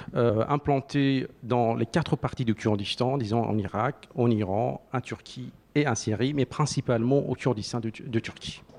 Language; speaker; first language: French; non-native, fluent; Central Kurdish